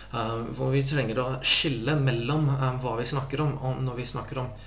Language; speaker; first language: Norwegian; non-native, fluent; English